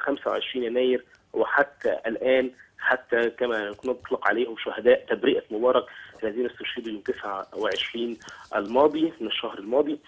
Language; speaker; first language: Arabic; native; Arabic